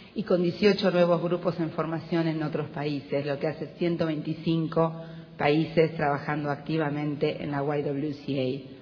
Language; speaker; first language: Spanish; native; Spanish